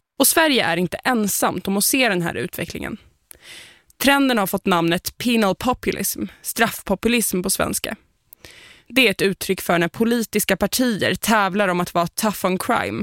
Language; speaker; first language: Swedish; native; Swedish